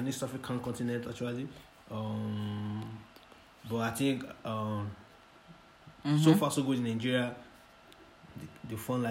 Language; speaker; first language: English; non-native, local second language; Yoruba